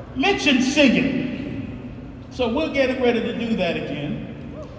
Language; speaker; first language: English; native; English